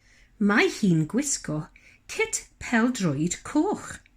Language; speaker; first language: Welsh; non-native, learner; English